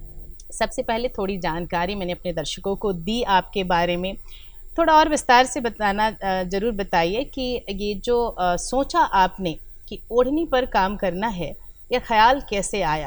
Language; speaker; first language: Hindi; native; Hindi